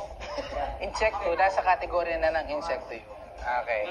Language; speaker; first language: Filipino; native; Filipino